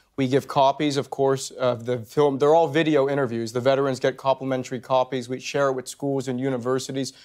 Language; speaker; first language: English; native; English